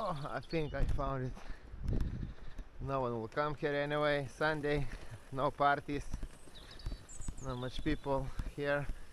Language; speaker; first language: English; non-native, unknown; Lithuanian